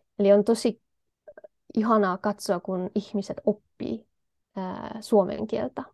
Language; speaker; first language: Finnish; non-native, fluent; Polish